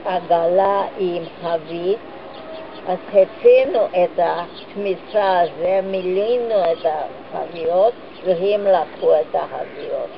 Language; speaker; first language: Hebrew; non-native, fluent; Hungarian